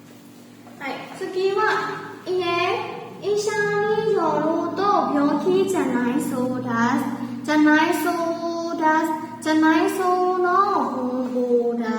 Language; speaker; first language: Japanese; non-native, learner; Burmese